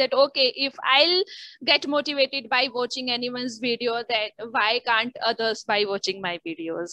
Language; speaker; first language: English; non-native, learner; Hindi